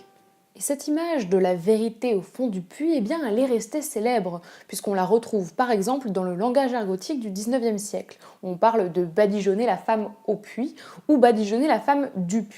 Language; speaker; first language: French; native; French